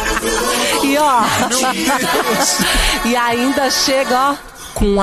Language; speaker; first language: Portuguese; native; Portuguese